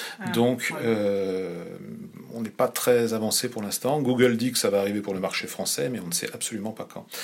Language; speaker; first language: French; native; French